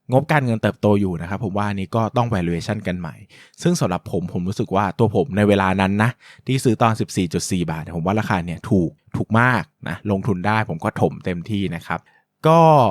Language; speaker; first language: Thai; native; Thai